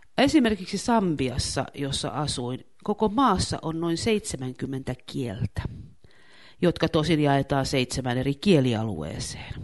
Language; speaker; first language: Finnish; native; Finnish